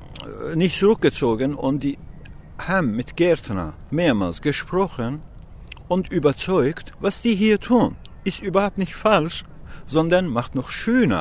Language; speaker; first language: German; non-native, learner; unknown